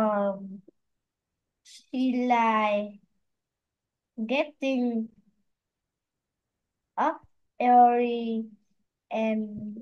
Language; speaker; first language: English; non-native, learner; Vietnamese